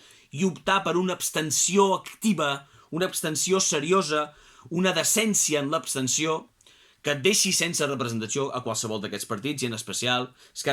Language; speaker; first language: Catalan; native; Catalan